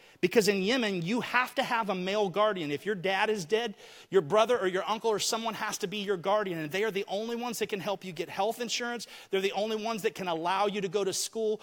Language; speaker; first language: English; native; English